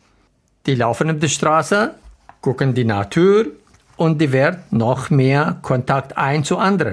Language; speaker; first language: German; non-native, learner; Arabic